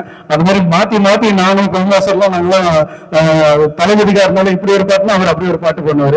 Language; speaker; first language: Tamil; native; Tamil